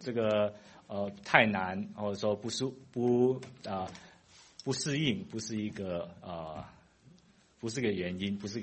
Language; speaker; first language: Chinese; non-native, fluent; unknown